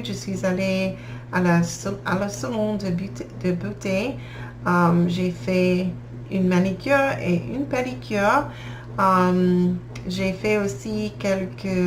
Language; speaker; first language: French; non-native, learner; English